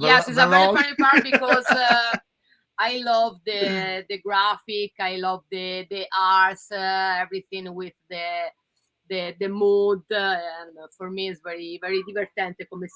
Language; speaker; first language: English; non-native, learner; Italian